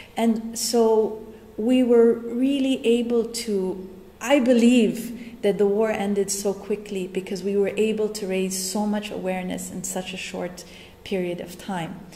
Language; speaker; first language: English; non-native, local second language; Arabic